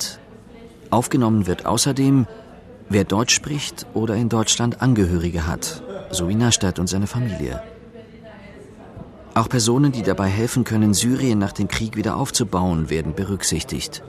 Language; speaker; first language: German; native; German